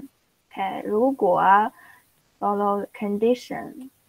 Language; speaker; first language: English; non-native, fluent; Chinese